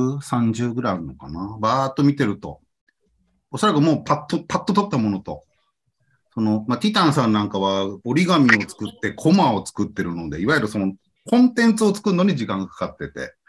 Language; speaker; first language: Japanese; native; Japanese